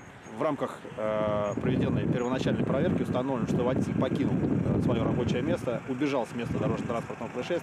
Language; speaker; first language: Russian; native; Russian